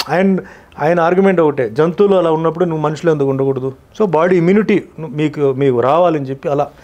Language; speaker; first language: Telugu; non-native, fluent; Tulu